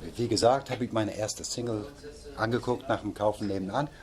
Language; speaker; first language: German; non-native, fluent; English